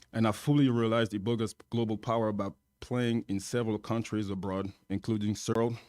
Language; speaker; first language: English; non-native, fluent; French